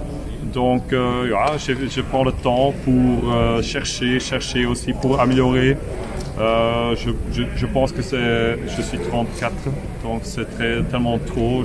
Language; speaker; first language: French; non-native, local second language; Dutch